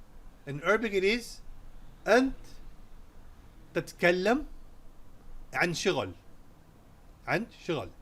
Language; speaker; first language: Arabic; non-native, fluent; Urdu